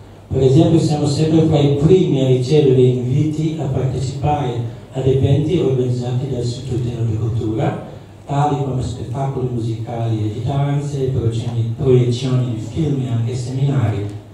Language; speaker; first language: Italian; non-native, fluent; Indonesian